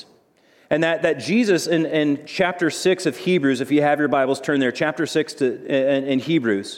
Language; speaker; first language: English; native; English